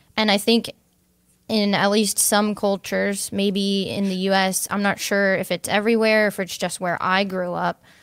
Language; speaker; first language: English; native; English